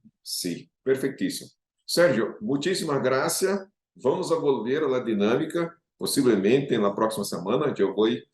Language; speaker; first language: Spanish; non-native, fluent; Portuguese